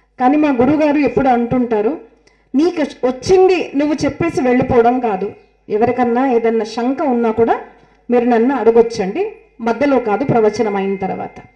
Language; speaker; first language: Telugu; non-native, local second language; Marathi